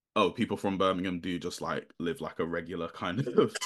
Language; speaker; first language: English; native; English